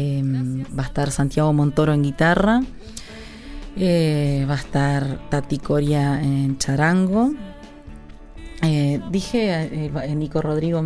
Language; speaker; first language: Spanish; native; Spanish